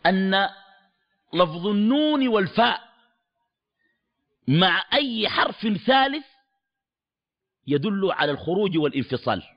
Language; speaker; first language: Arabic; native; Arabic